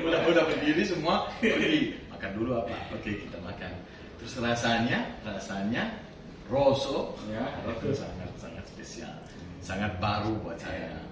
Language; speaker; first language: Indonesian; non-native, fluent; French